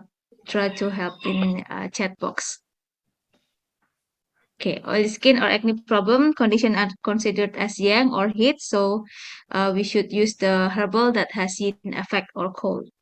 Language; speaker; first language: English; non-native, fluent; Indonesian